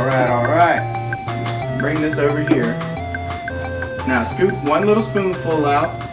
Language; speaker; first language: English; native; English